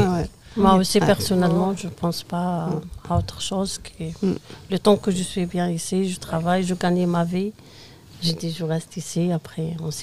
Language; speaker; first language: French; non-native, fluent; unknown